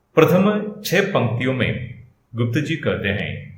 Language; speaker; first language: Hindi; non-native, local second language; Malayalam